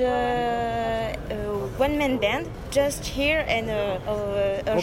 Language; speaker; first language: English; non-native, learner; French